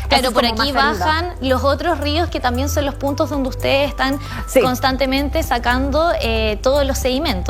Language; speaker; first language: Spanish; native; Spanish